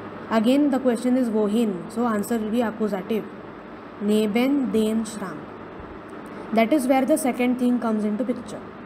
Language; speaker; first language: English; non-native, local second language; Marathi